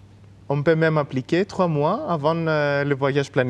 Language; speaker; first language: French; non-native, fluent; Greek